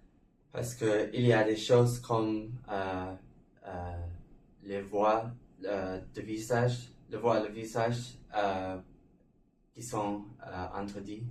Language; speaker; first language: French; non-native, learner; English